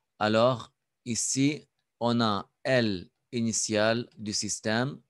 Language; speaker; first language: French; non-native, local second language; Arabic